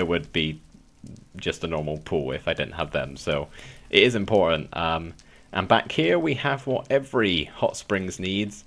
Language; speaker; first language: English; native; English